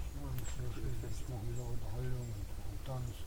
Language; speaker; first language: German; native; German